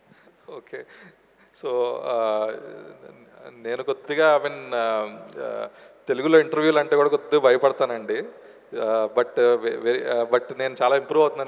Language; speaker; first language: Telugu; early bilingual, heritage; Telugu